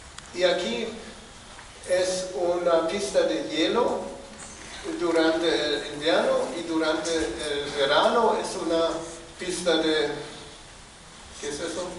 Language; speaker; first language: Spanish; non-native, fluent; German